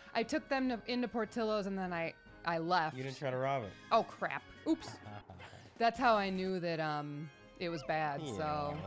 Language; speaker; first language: English; native; English